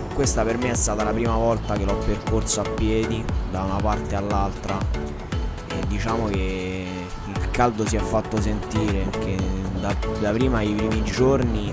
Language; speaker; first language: Italian; native; Italian